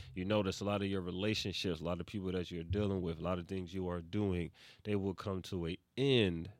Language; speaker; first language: English; native; English